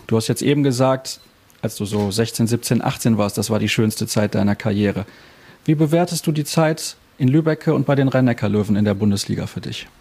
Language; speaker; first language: German; native; German